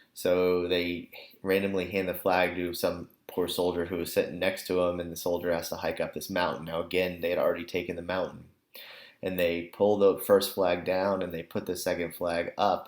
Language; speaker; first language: English; native; English